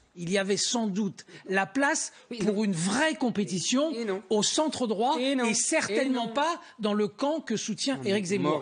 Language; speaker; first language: French; native; French